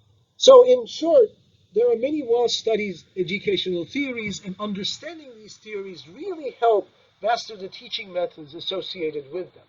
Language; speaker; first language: English; non-native, fluent; Turkish